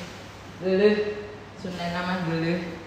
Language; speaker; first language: Indonesian; native; Indonesian